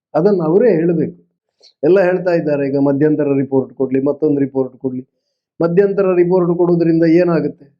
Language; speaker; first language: Kannada; non-native, local second language; Tulu